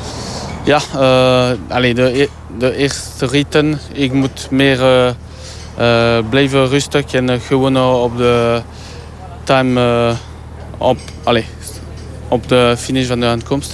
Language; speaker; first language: Dutch; non-native, local second language; French